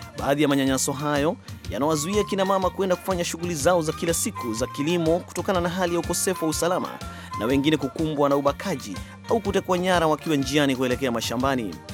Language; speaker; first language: Swahili; non-native, local second language; Kikuyu